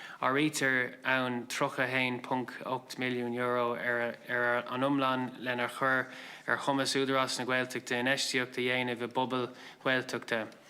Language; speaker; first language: Irish; non-native, local second language; English